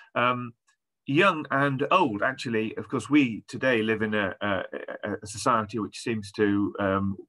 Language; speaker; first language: English; native; English